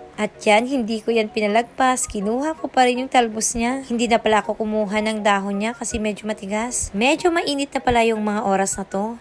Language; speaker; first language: Filipino; non-native, local second language; Iloko